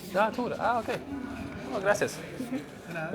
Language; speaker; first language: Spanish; non-native, learner; Polish